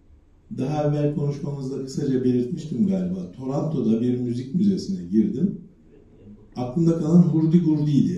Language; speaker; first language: Turkish; native; Turkish